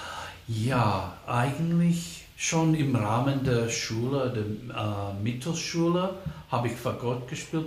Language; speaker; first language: German; non-native, fluent; English